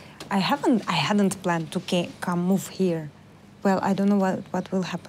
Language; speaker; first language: English; non-native, learner; Russian